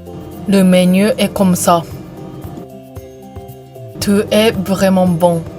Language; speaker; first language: French; non-native, learner; Japanese